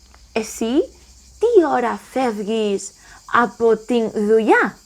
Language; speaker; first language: Greek; non-native, learner; English